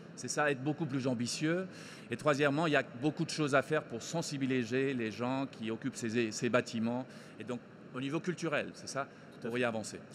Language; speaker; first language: French; non-native, fluent; Spanish